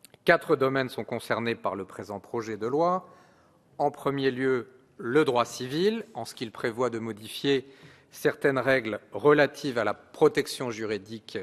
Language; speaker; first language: French; native; French